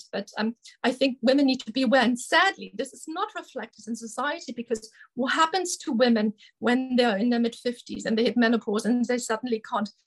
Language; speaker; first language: English; non-native, fluent; German